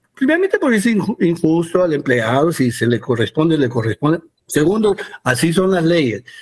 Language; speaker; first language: Spanish; early bilingual, heritage; Spanish